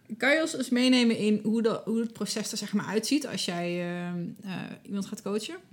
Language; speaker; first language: Dutch; native; Dutch